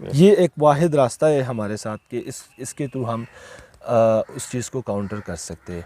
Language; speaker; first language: Urdu; non-native, local second language; Pashto